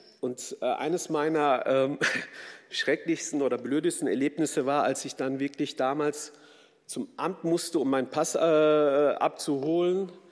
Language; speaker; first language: German; early bilingual, other home language; Kurdish